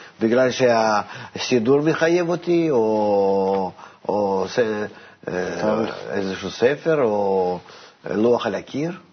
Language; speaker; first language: Hebrew; non-native, fluent; Russian